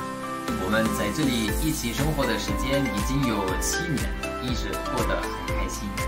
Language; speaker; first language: Chinese; non-native, fluent; German